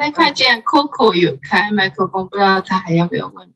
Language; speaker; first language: Chinese; native; Chinese